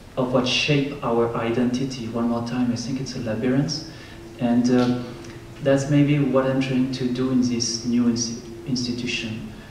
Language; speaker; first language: English; non-native, fluent; French